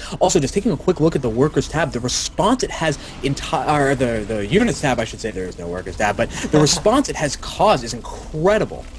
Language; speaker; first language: English; native; English